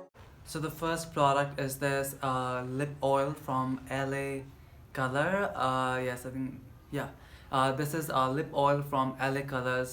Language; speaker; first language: English; non-native, local second language; Nepali